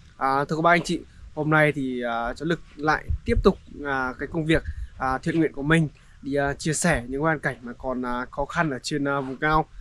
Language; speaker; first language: Vietnamese; native; Vietnamese